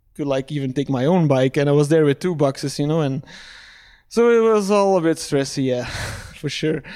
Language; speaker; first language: English; non-native, fluent; Dutch